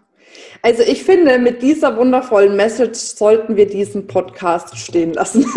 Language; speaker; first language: German; native; German